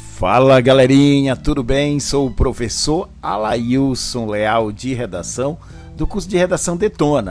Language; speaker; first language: Portuguese; native; Portuguese